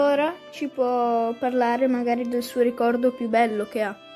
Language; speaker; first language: Italian; native; Italian